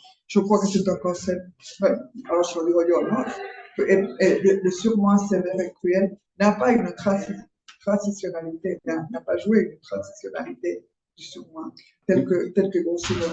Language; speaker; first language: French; non-native, fluent; Spanish